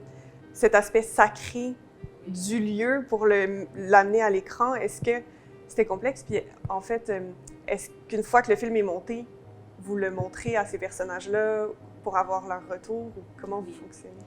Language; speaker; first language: French; native; French